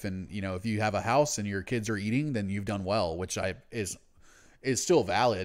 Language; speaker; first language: English; native; English